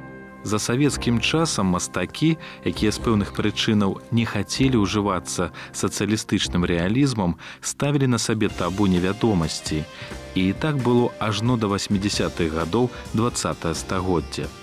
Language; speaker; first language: Belarusian; native; Belarusian